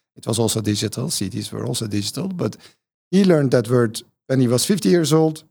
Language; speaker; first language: English; non-native, fluent; Turkish